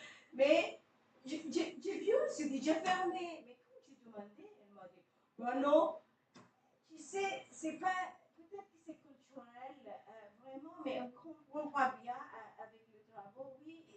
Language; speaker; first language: French; non-native, fluent; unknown